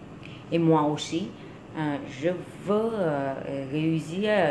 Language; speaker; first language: French; non-native, learner; Vietnamese